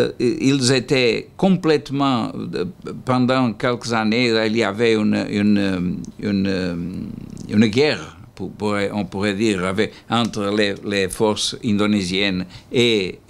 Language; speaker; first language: French; non-native, learner; Portuguese